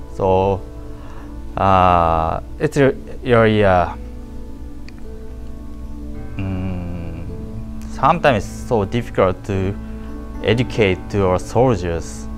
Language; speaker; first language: English; non-native, learner; Japanese